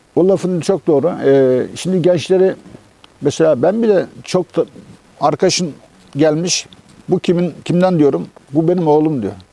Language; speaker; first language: Turkish; native; Turkish